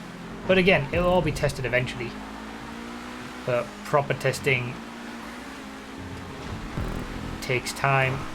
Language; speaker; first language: English; native; English